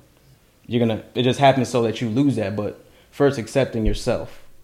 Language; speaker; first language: English; native; English